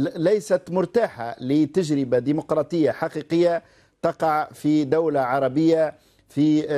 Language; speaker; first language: Arabic; native; Arabic